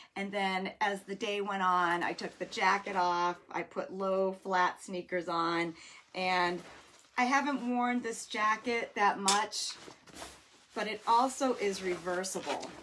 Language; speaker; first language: English; native; English